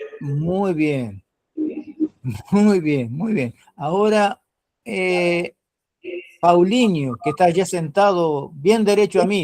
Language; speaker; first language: Spanish; non-native, fluent; Portuguese